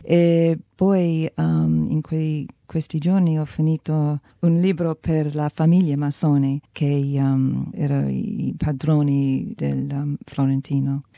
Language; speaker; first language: Italian; non-native, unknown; English